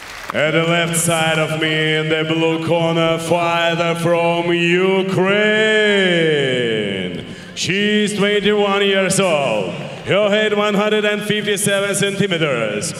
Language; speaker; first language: English; non-native, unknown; Ukrainian